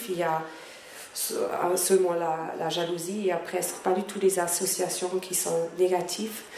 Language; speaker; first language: French; non-native, fluent; German